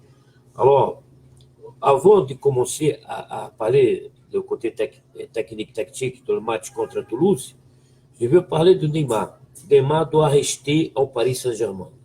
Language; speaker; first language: French; non-native, fluent; Portuguese